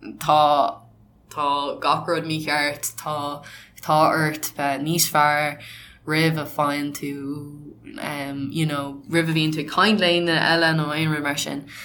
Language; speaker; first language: Irish; non-native, local second language; English